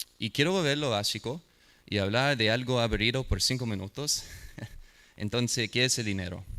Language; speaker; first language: Spanish; non-native, learner; English